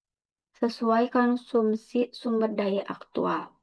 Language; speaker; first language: Indonesian; native; Indonesian